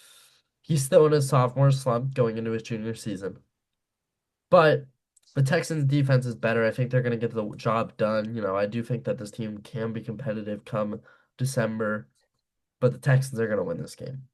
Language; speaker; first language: English; native; English